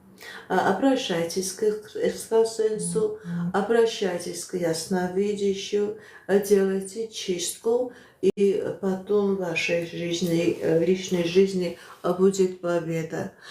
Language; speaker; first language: Russian; non-native, fluent; Armenian